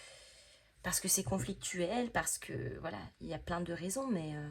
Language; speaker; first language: French; native; French